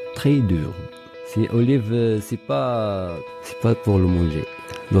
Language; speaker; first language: French; non-native, local second language; Arabic